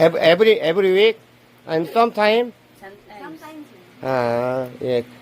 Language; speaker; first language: English; non-native, learner; Korean